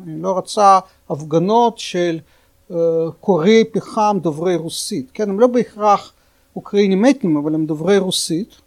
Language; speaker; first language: Hebrew; non-native, fluent; Russian